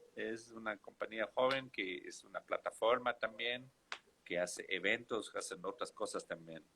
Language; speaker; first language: Spanish; non-native, fluent; German